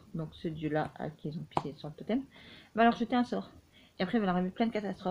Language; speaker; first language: French; native; French